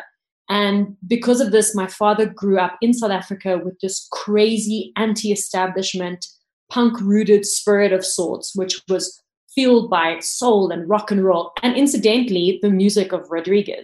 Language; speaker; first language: English; native; English